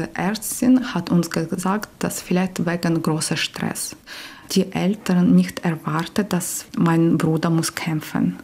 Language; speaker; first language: German; non-native, learner; Ukrainian